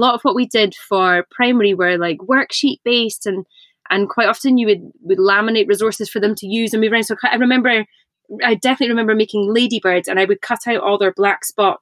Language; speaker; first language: English; native; English